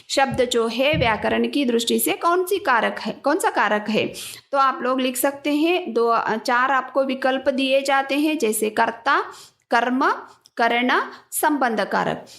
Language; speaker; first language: Hindi; non-native, local second language; Kannada